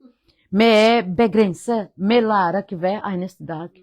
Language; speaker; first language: Norwegian; non-native, fluent; Portuguese